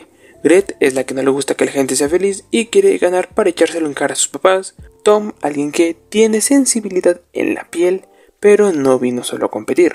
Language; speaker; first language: Spanish; native; Spanish